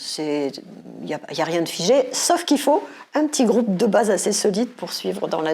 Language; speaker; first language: French; native; French